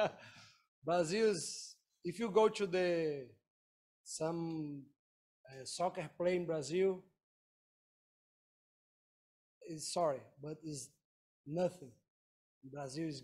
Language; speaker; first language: English; non-native, learner; Portuguese